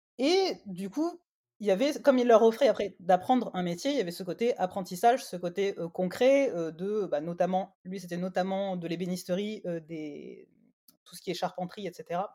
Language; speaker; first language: French; native; French